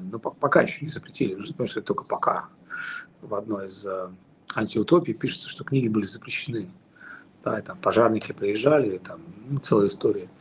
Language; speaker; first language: Russian; native; Russian